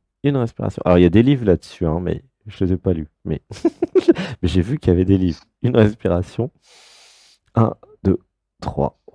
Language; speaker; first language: French; native; French